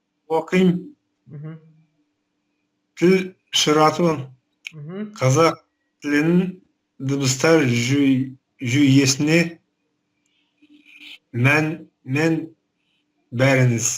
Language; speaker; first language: Kazakh; non-native, local second language; Russian